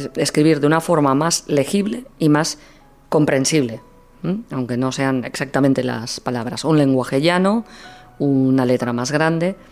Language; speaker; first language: Spanish; native; Spanish